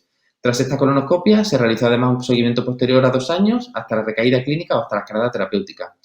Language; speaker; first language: Spanish; native; Spanish